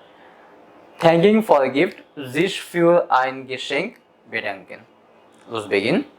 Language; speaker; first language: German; non-native, fluent; Bangla